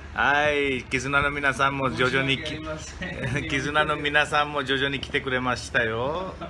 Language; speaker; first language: Japanese; non-native, fluent; Hindi